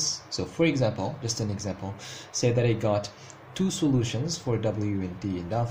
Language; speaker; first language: English; non-native, fluent; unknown